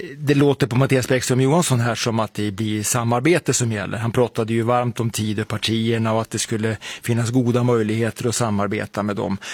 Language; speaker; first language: Swedish; native; Swedish